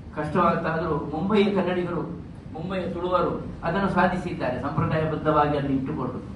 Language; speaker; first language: Kannada; non-native, local second language; Tulu